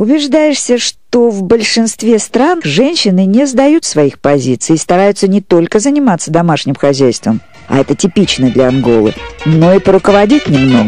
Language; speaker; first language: Russian; native; Russian